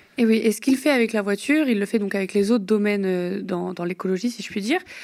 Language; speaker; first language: French; native; French